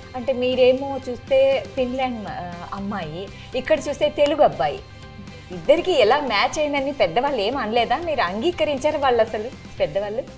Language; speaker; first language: Telugu; native; Telugu